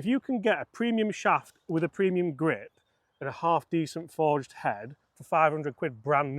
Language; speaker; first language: English; native; English